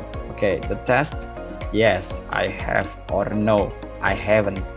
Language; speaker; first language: English; non-native, fluent; Indonesian